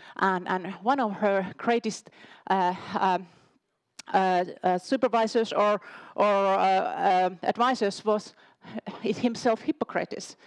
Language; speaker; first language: English; non-native, fluent; Finnish